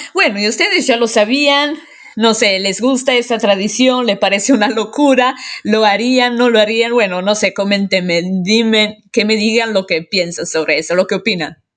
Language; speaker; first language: Spanish; non-native, fluent; Italian